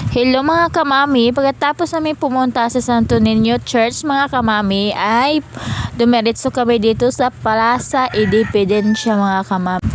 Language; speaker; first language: Filipino; non-native, local second language; Cebuano